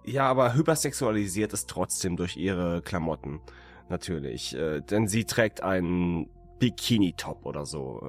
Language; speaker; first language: German; native; German